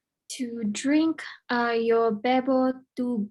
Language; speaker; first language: Spanish; non-native, learner; English